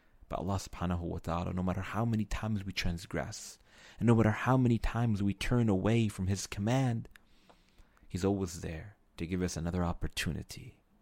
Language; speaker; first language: English; native; English